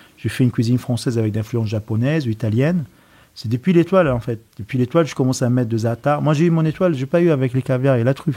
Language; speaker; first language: French; non-native, fluent; Arabic